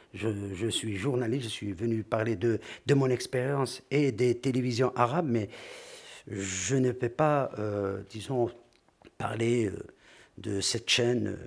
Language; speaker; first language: French; non-native, local second language; Arabic